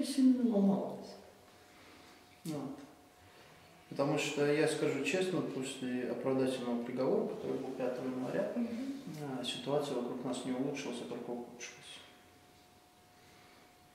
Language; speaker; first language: Russian; native; Russian